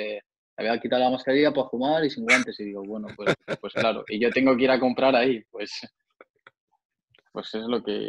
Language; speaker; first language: Spanish; native; Spanish